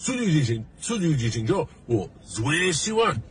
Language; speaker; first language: Chinese; non-native, learner; English